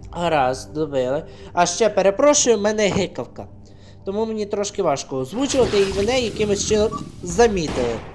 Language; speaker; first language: Ukrainian; non-native, local second language; Russian